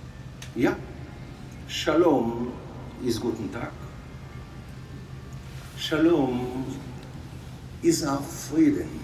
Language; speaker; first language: German; non-native, fluent; Hebrew